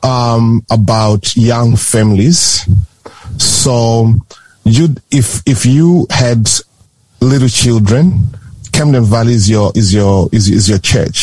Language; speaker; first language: English; non-native, local second language; Shona